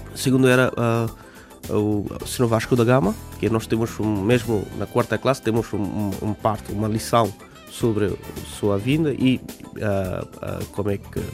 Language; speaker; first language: Portuguese; non-native, learner; Bangla